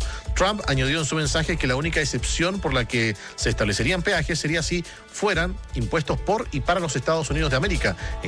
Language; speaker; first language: Spanish; native; Spanish